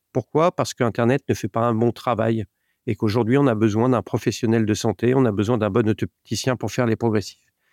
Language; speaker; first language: French; native; French